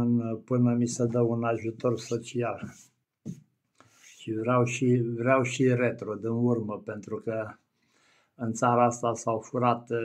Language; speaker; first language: Romanian; native; Romanian